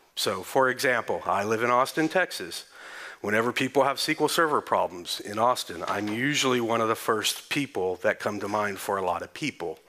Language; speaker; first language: English; native; English